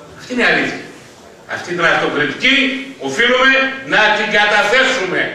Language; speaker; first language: Greek; native; Greek